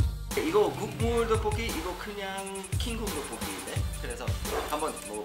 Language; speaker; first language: Korean; non-native, fluent; English